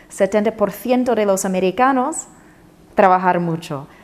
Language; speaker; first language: Spanish; non-native, fluent; English